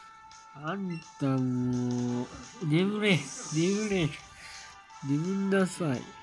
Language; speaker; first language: Japanese; native; Japanese